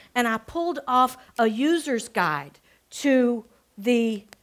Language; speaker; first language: English; native; English